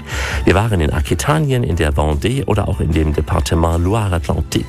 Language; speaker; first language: German; native; German